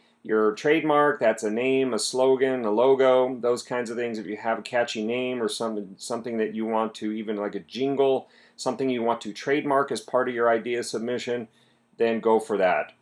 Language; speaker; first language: English; native; English